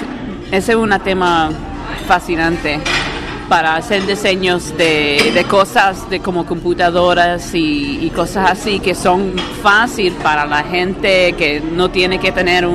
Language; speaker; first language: Spanish; early bilingual, heritage; English